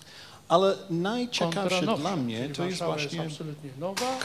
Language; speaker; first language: Polish; non-native, fluent; Japanese